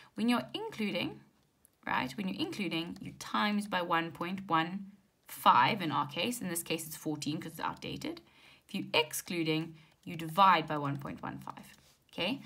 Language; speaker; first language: English; native; English